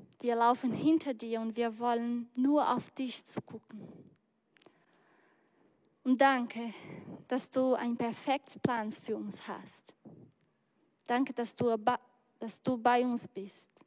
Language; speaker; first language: German; non-native, learner; Portuguese